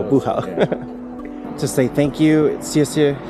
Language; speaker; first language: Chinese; non-native, learner; English